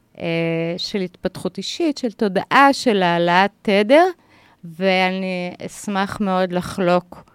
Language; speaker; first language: Hebrew; native; Hebrew